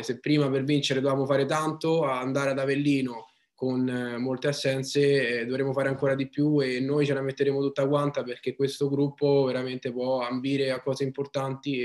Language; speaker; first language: Italian; native; Italian